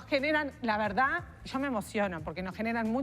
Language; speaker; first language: Spanish; native; Spanish